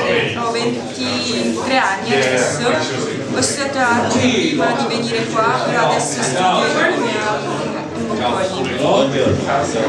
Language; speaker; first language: Italian; non-native, learner; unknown